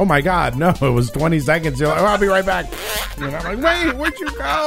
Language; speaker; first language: English; native; English